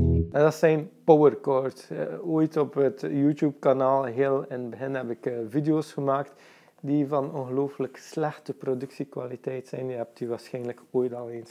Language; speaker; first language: Dutch; native; Dutch